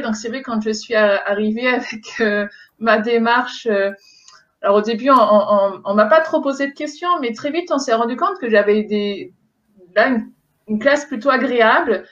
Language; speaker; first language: French; native; French